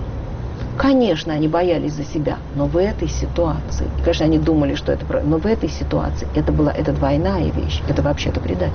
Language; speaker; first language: Russian; native; Russian